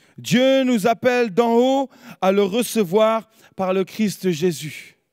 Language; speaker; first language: French; native; French